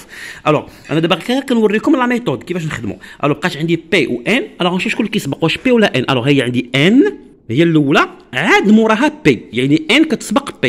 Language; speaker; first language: French; non-native, local second language; Arabic